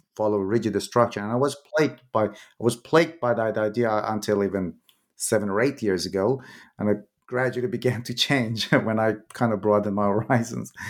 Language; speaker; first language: English; non-native, fluent; Persian